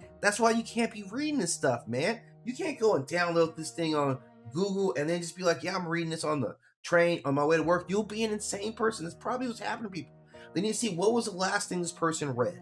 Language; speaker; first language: English; native; English